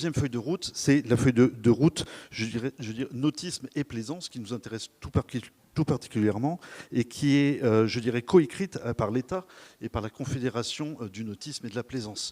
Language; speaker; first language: French; native; French